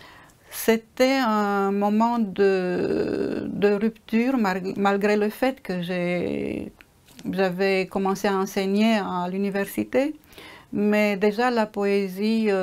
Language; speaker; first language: French; non-native, fluent; Romanian